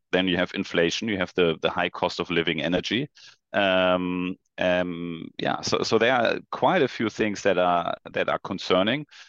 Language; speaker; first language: English; non-native, fluent; German